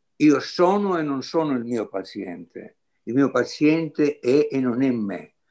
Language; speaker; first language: Italian; non-native, fluent; Greek